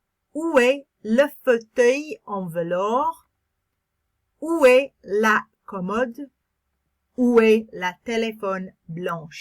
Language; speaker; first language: French; non-native, fluent; English